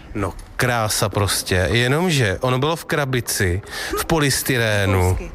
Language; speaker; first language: Czech; native; Czech